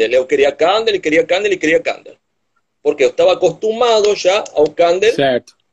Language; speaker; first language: Portuguese; non-native, learner; Spanish